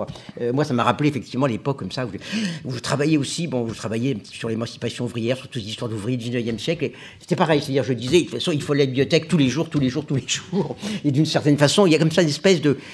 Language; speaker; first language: French; native; French